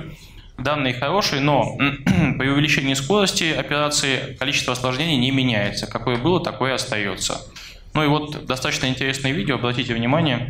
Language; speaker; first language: Russian; native; Russian